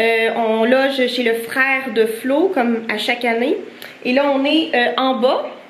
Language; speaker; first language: French; native; French